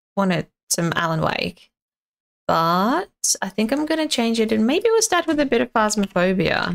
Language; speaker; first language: English; non-native, fluent; Russian